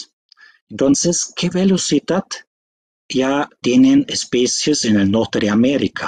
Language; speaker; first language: Spanish; non-native, fluent; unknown